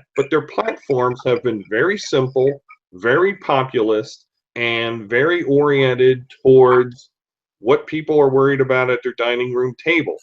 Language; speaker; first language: English; native; English